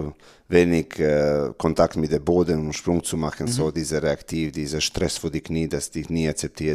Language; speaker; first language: German; non-native, learner; Serbian